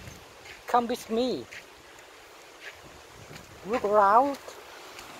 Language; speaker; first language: English; non-native, learner; Thai